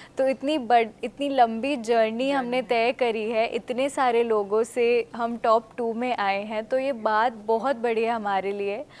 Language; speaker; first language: Hindi; native; Hindi